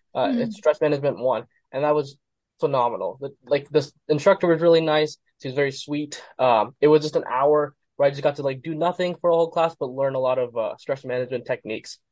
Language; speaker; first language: English; native; English